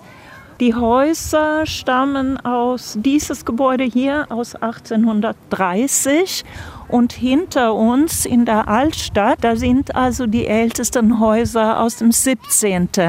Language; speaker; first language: German; non-native, fluent; Swedish